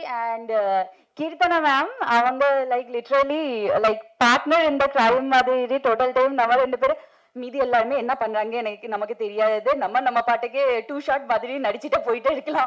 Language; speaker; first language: Tamil; non-native, fluent; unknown